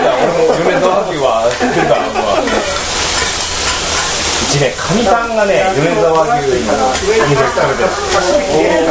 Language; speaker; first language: Japanese; native; Japanese